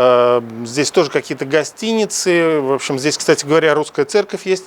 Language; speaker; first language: Russian; native; Russian